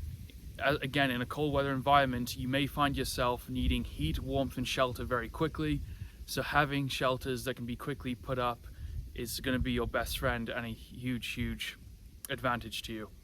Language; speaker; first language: English; native; English